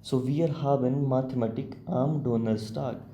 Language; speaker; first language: German; non-native, learner; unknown